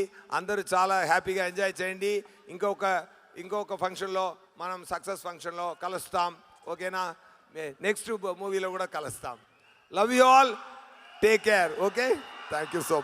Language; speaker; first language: Telugu; non-native, learner; Tamil